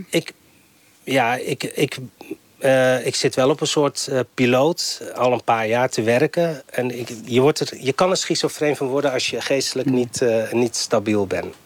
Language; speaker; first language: Dutch; early bilingual, other home language; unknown